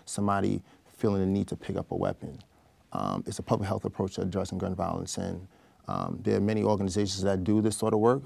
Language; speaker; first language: English; native; English